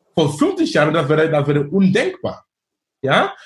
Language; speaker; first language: German; non-native, fluent; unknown